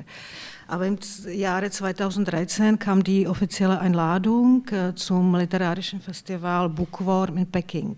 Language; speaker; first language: German; non-native, fluent; Czech